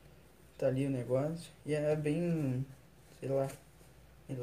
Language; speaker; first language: Portuguese; native; Portuguese